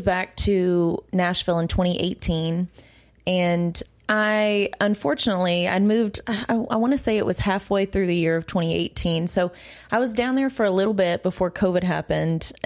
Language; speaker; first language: English; native; English